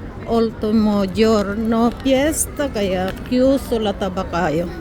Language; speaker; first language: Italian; non-native, learner; Filipino